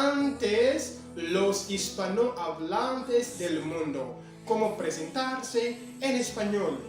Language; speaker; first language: Spanish; non-native, fluent; French